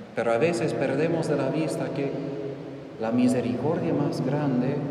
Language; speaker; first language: Spanish; non-native, fluent; English